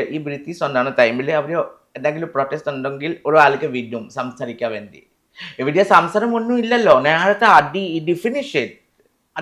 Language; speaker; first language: Malayalam; non-native, fluent; Assamese